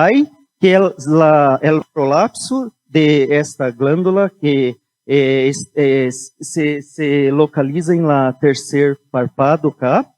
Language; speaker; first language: Spanish; non-native, fluent; Portuguese